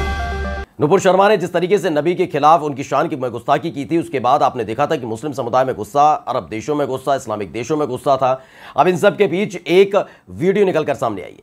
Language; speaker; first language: Hindi; native; Hindi